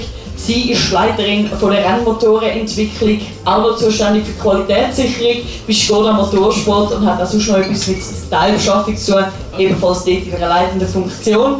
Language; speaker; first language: German; native; German